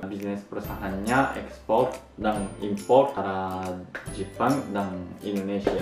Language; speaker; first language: Indonesian; non-native, fluent; Japanese